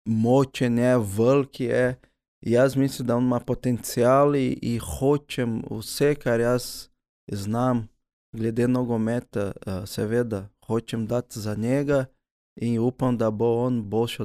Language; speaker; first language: Slovenian; early bilingual, other home language; Portuguese